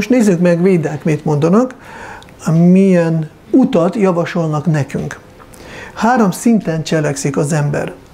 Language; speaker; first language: Hungarian; non-native, fluent; Russian